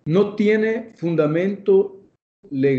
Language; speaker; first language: Spanish; native; Spanish